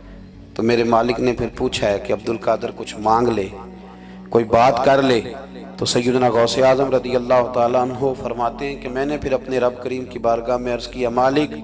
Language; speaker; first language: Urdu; non-native, local second language; Punjabi